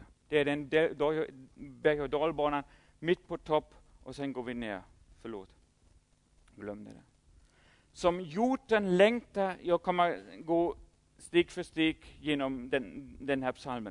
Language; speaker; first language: Swedish; non-native, fluent; German